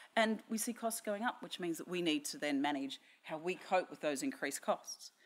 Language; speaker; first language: English; native; English